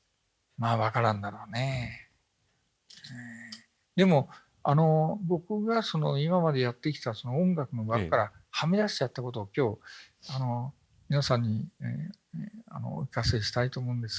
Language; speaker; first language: Japanese; native; Japanese